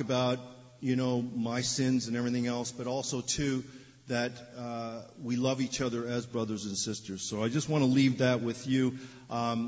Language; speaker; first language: English; native; English